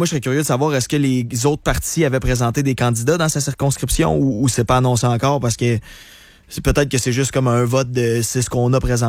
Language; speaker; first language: French; native; French